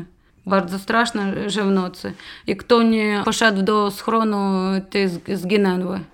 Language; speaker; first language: Polish; non-native, learner; Ukrainian